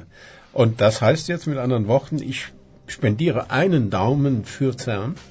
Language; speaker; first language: German; native; German